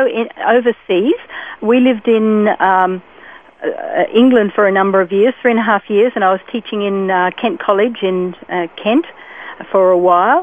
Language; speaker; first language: English; native; English